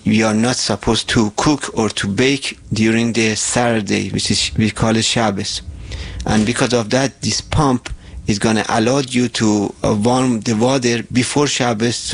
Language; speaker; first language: English; non-native, fluent; Persian